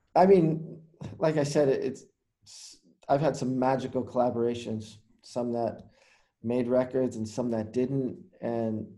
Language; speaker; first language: English; native; English